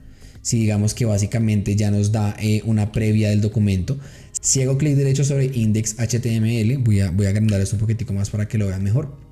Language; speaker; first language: Spanish; native; Spanish